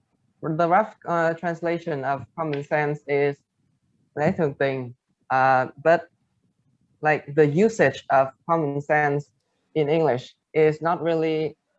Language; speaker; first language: English; non-native, fluent; Vietnamese